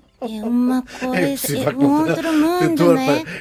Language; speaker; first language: Portuguese; non-native, learner; Japanese